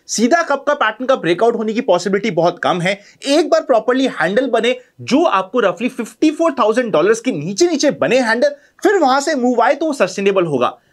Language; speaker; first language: Hindi; native; Hindi